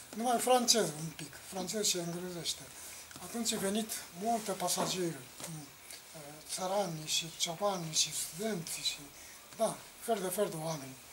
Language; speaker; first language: Romanian; non-native, learner; Japanese